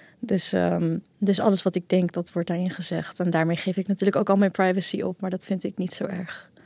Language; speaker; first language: Dutch; early bilingual, other home language; Kurdish